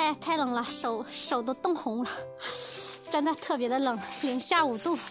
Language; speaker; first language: Chinese; non-native, fluent; Vietnamese